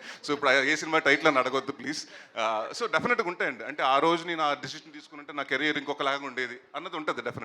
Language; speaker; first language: Telugu; native; Telugu